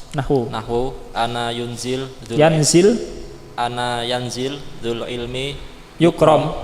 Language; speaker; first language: Arabic; non-native, fluent; Indonesian